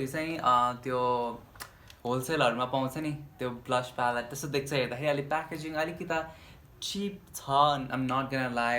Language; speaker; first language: Nepali; native; Nepali